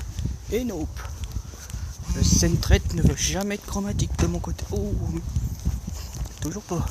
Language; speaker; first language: French; native; French